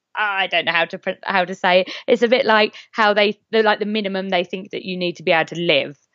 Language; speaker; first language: English; native; English